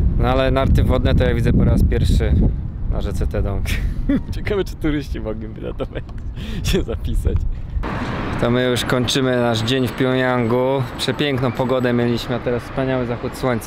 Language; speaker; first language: Polish; native; Polish